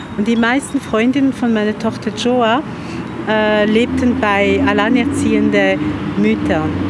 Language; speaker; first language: German; non-native, fluent; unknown